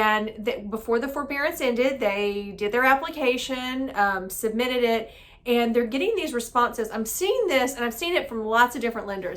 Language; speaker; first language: English; native; English